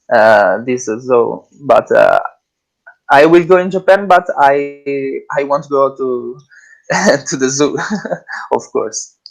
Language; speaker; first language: English; non-native, learner; Italian